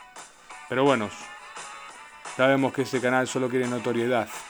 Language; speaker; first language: Spanish; native; Spanish